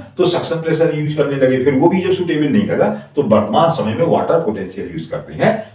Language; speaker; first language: Hindi; native; Hindi